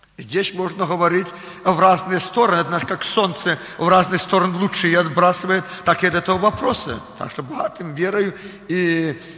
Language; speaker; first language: Russian; non-native, local second language; Belarusian